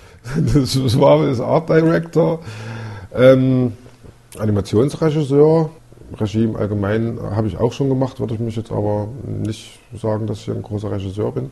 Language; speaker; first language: German; native; German